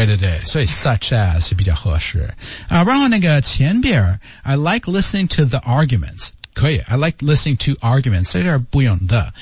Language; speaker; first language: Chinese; non-native, learner; English